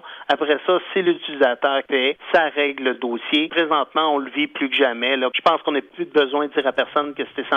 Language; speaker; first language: French; native; French